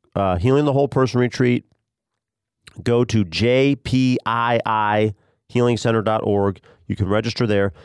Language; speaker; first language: English; native; English